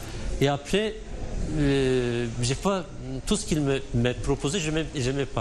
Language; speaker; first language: French; non-native, fluent; Turkish